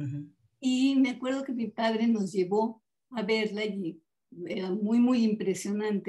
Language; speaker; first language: Spanish; native; Spanish